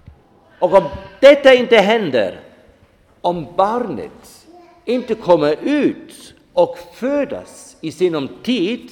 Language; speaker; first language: Swedish; non-native, fluent; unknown